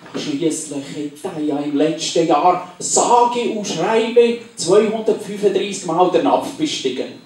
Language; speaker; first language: German; native; German